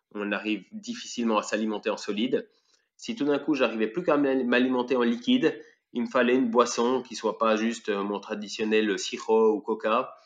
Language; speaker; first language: French; native; French